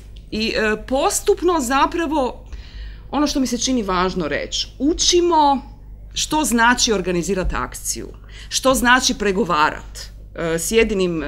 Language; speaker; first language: Croatian; native; Croatian